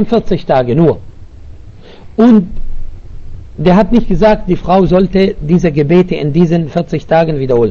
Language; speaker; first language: German; non-native, learner; Arabic